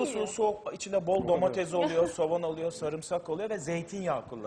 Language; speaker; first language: Turkish; native; Turkish